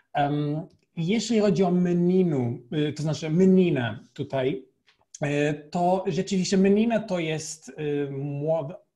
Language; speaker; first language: Polish; non-native, fluent; Portuguese